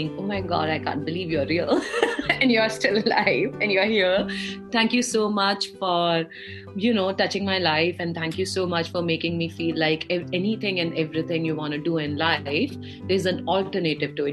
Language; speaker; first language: English; non-native, local second language; Hindi